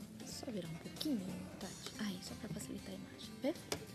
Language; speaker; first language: Portuguese; native; Portuguese